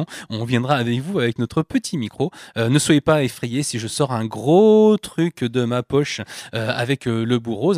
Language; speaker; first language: French; native; French